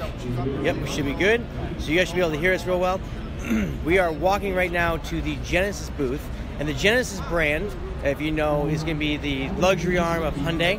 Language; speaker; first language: English; native; English